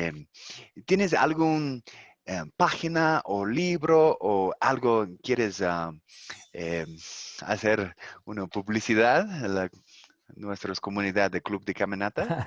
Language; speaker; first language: Spanish; non-native, fluent; English